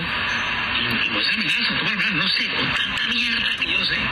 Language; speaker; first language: Spanish; native; Spanish